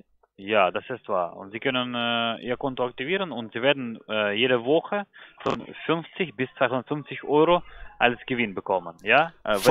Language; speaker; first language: German; non-native, learner; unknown